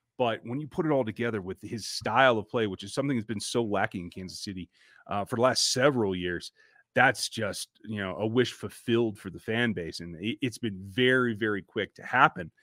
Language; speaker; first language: English; native; English